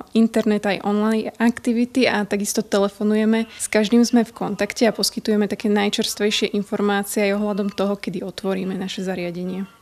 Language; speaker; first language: Slovak; native; Slovak